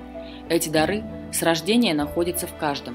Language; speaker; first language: Russian; native; Russian